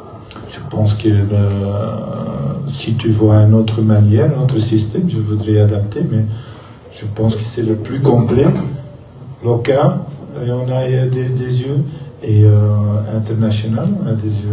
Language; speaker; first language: French; non-native, local second language; Dutch